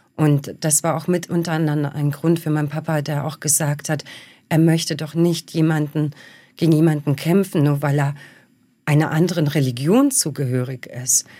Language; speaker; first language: German; early bilingual, other home language; Bosnian